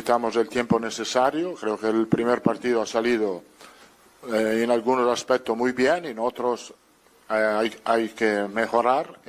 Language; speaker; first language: Spanish; non-native, fluent; Italian